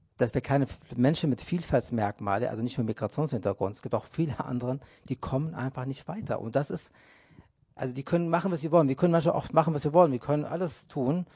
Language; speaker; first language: German; non-native, fluent; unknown